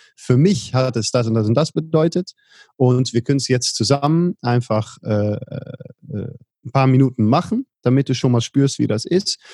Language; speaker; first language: German; non-native, fluent; Dutch